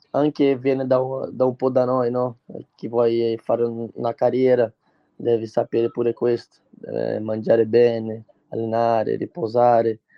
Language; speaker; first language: Italian; non-native, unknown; Portuguese